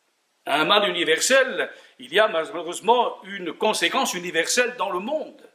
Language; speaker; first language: French; native; French